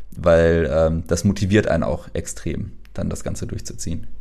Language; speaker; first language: German; native; German